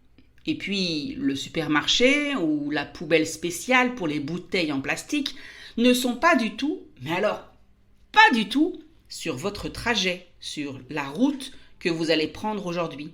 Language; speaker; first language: French; native; French